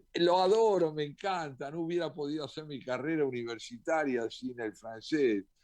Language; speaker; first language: Spanish; early bilingual, heritage; Spanish